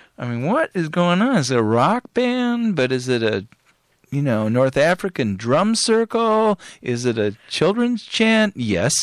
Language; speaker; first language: English; native; English